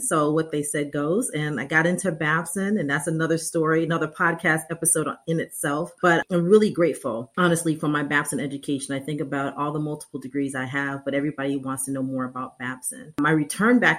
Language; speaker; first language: English; native; English